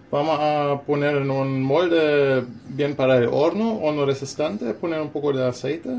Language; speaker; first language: Spanish; non-native, learner; German